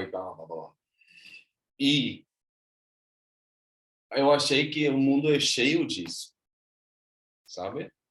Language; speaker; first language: Portuguese; non-native, learner; Swedish